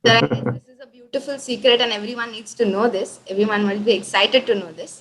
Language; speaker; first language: English; non-native, local second language; Hindi